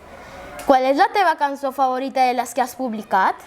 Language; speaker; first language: Catalan; non-native, local second language; Spanish